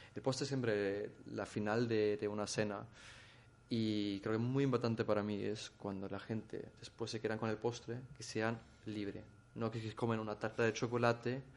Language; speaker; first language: Spanish; non-native, fluent; German